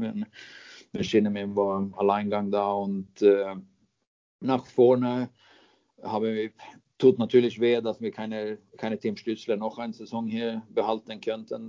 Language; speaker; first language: German; non-native, fluent; Swedish